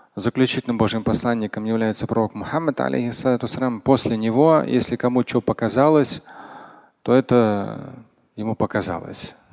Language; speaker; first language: Russian; non-native, local second language; Tatar